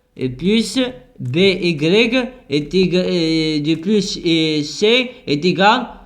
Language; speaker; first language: French; non-native, local second language; Arabic